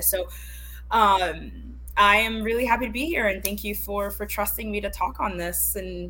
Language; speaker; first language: English; non-native, fluent; Haitian Creole